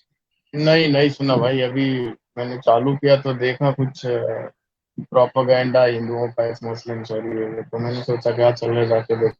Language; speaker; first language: Hindi; native; Hindi